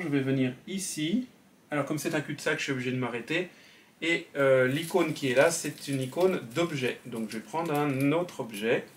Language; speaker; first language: French; native; French